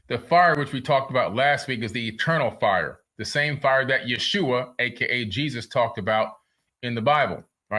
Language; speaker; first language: English; native; English